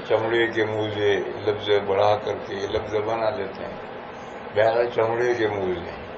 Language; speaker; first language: Urdu; non-native, local second language; Gujarati